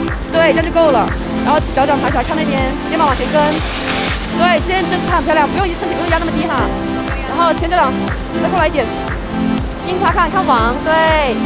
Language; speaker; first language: Chinese; native; Chinese